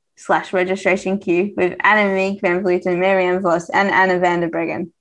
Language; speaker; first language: English; native; English